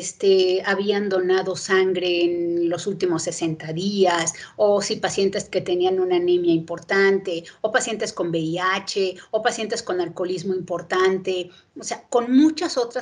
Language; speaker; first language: Spanish; native; Spanish